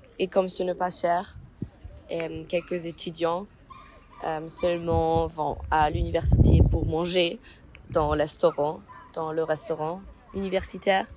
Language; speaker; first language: French; non-native, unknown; German